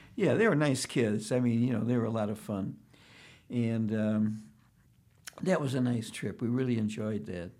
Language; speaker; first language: English; early bilingual, other home language; Yiddish